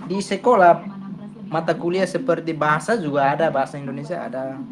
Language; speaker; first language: Indonesian; non-native, fluent; Tetum